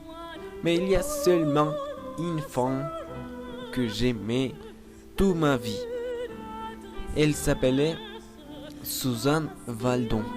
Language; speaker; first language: French; non-native, learner; Spanish